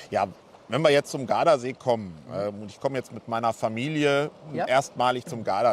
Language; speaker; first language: German; native; German